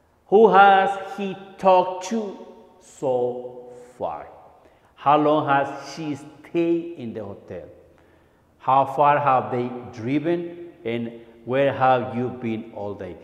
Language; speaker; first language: English; non-native, fluent; Spanish